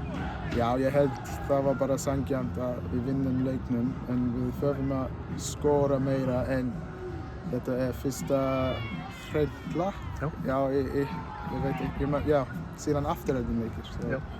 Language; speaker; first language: Icelandic; non-native, learner; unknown